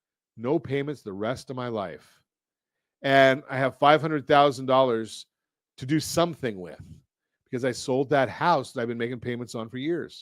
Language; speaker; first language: English; native; English